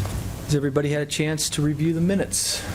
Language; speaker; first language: English; native; English